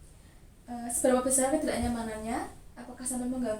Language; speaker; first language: Indonesian; native; Indonesian